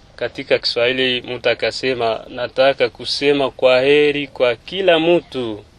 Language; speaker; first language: Swahili; non-native, local second language; Kinyarwanda